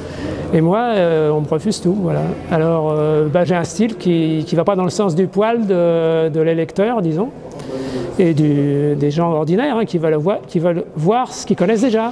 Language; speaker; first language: French; native; French